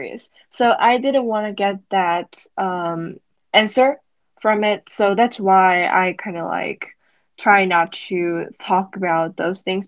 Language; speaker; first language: English; non-native, fluent; Korean